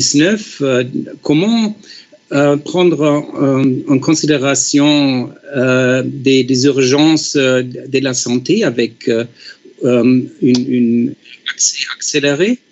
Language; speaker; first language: French; non-native, fluent; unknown